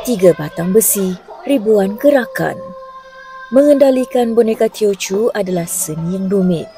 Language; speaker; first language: Malay; native; Malay